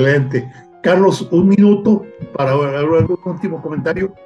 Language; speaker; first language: Spanish; native; Spanish